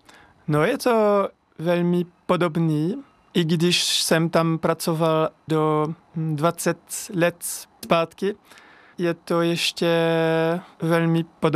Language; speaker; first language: Czech; non-native, fluent; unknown